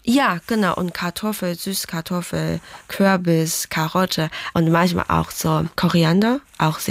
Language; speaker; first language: German; non-native, fluent; Chinese